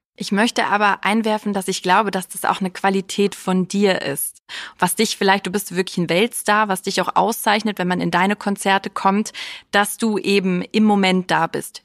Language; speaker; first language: German; native; German